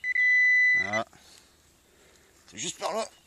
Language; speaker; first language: French; native; French